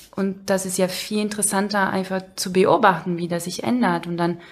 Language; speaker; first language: German; non-native, fluent; Portuguese